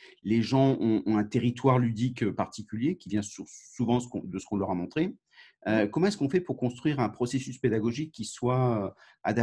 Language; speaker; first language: French; native; French